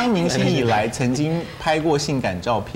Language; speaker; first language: Chinese; native; Chinese